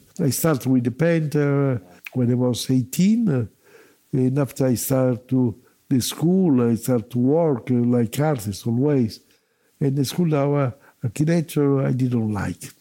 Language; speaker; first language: English; non-native, learner; Italian